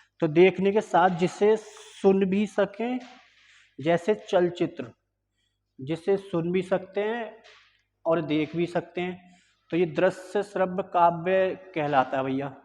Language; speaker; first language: Hindi; native; Hindi